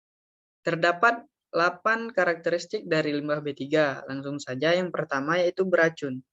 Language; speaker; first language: Indonesian; native; Indonesian